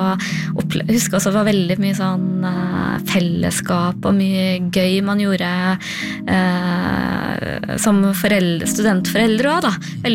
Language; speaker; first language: Norwegian; native; Norwegian